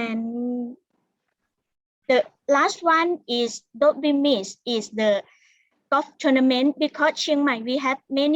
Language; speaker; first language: English; non-native, learner; Thai